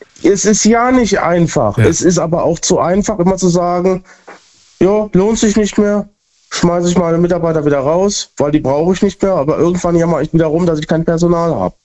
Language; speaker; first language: German; native; German